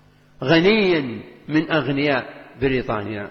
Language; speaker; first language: Arabic; native; Arabic